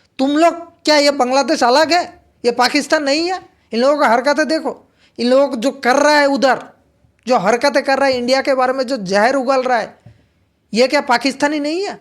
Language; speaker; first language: Hindi; non-native, local second language; Bangla